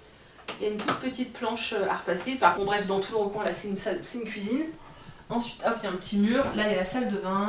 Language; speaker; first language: French; native; French